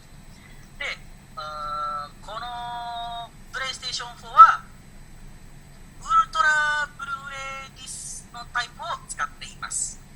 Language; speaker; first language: Japanese; non-native, learner; Indonesian